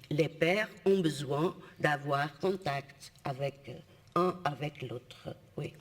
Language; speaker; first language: French; non-native, fluent; Portuguese